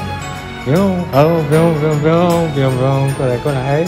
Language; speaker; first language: Chinese; native; Chinese